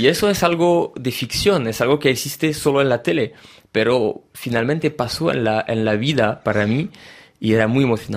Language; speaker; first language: Spanish; early bilingual, heritage; French